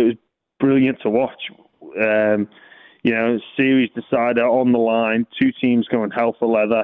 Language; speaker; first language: English; native; English